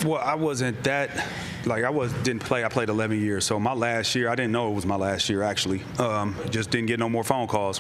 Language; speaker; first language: English; native; English